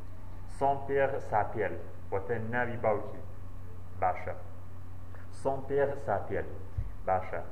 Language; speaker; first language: French; non-native, learner; Central Kurdish